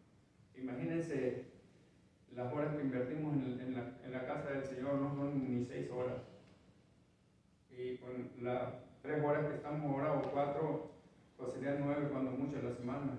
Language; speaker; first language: Spanish; native; Spanish